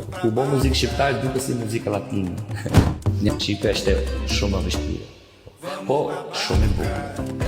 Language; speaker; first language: Albanian; non-native, learner; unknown